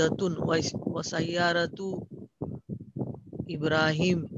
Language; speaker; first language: Arabic; non-native, learner; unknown